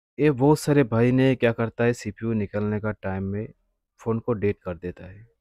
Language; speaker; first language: Hindi; non-native, local second language; Bangla